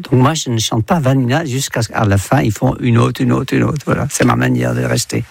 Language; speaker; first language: French; non-native, fluent; Dutch